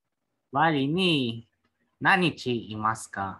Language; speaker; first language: Japanese; non-native, learner; Filipino